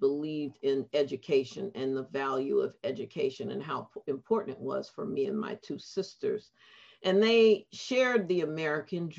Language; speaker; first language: English; native; English